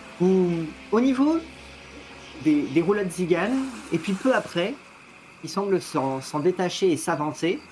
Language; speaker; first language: French; native; French